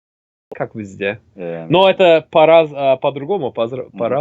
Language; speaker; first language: Russian; non-native, learner; English